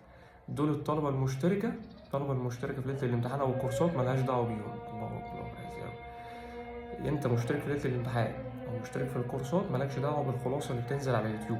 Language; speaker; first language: Arabic; native; Arabic